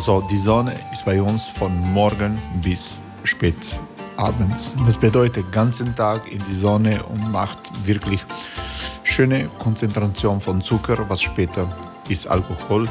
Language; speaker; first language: German; non-native, fluent; Croatian